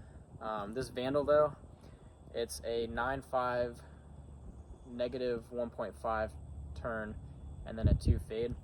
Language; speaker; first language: English; native; English